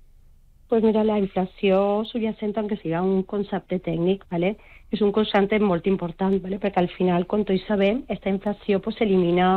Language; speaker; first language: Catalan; non-native, local second language; Spanish